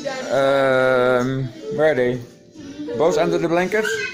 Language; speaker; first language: English; non-native, fluent; Dutch